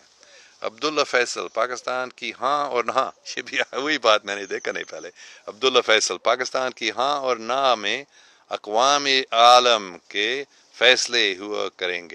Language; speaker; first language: Hindi; non-native, local second language; English